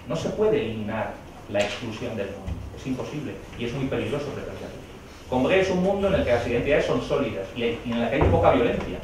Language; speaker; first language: Spanish; native; Spanish